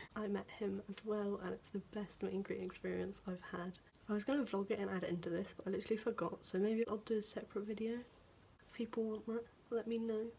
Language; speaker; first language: English; native; English